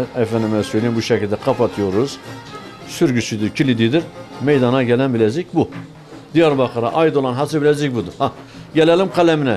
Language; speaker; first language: Turkish; native; Turkish